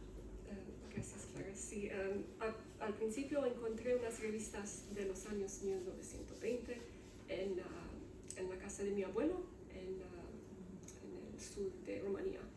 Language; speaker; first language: Spanish; non-native, learner; Romanian